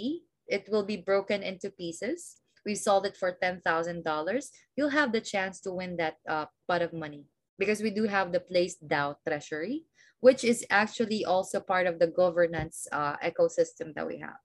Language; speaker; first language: English; non-native, local second language; Filipino